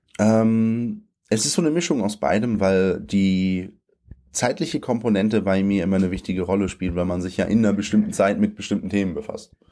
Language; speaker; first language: German; early bilingual, other home language; Polish